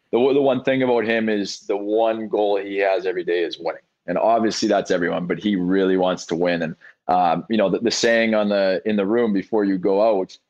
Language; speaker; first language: English; native; English